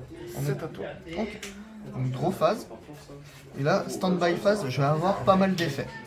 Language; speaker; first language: French; native; French